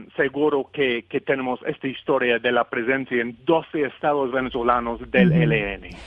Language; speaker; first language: Spanish; non-native, fluent; English